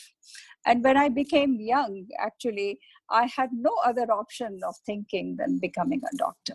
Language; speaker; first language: English; non-native, local second language; Hindi